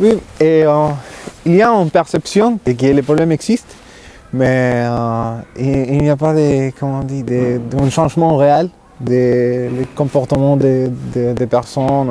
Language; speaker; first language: French; non-native, learner; Spanish